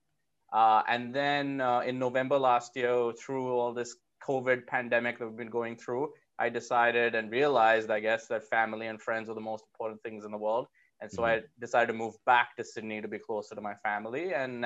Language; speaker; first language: English; non-native, local second language; Hindi